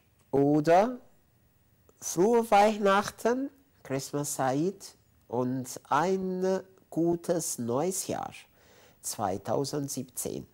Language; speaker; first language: German; non-native, fluent; Arabic